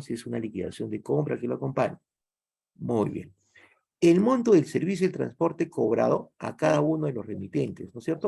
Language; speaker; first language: Spanish; native; Spanish